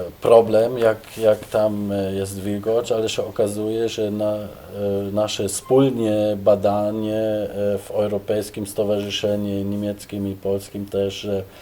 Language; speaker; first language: Polish; non-native, fluent; German